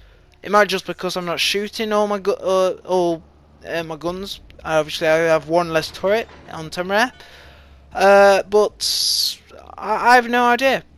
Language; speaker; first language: English; native; English